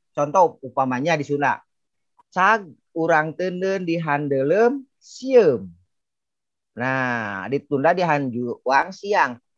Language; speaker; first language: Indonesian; non-native, local second language; Sundanese